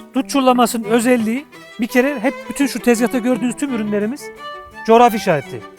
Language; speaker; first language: Turkish; native; Turkish